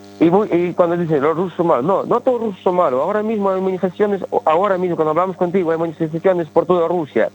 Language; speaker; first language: Spanish; early bilingual, other home language; Ukrainian